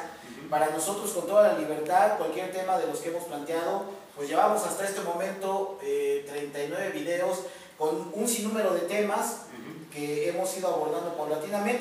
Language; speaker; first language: Spanish; native; Spanish